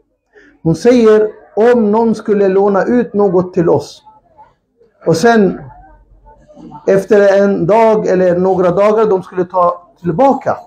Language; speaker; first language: Swedish; non-native, local second language; Urdu